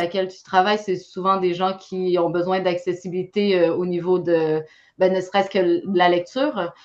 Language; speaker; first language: French; native; French